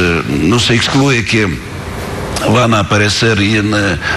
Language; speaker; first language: Spanish; non-native, fluent; Russian